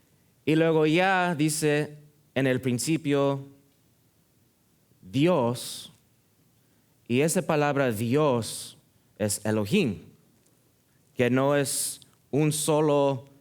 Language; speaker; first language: Spanish; early bilingual, heritage; Spanish